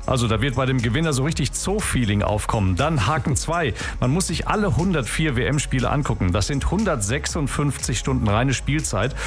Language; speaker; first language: German; native; German